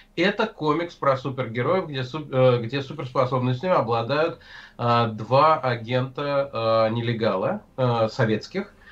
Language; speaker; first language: Russian; native; Russian